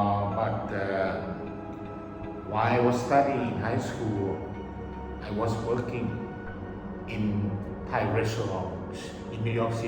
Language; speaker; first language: English; early bilingual, other home language; Thai